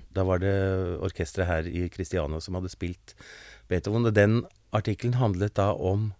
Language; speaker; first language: Norwegian; native; Norwegian